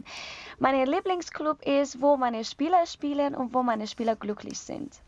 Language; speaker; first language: German; non-native, learner; Persian